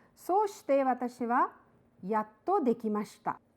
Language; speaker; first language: Japanese; non-native, fluent; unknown